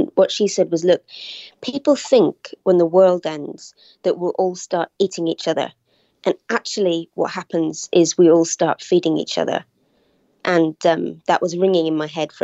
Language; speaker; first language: English; native; English